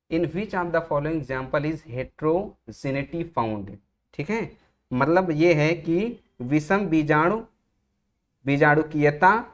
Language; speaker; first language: Hindi; native; Hindi